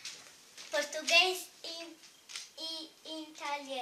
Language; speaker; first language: Portuguese; early bilingual, heritage; Portuguese